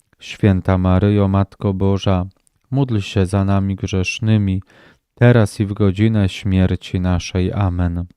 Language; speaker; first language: Polish; native; Polish